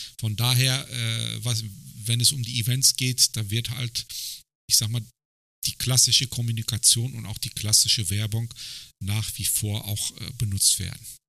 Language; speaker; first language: German; early bilingual, other home language; Turkish